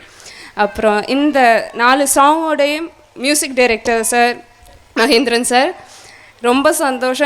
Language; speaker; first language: Tamil; non-native, learner; Malayalam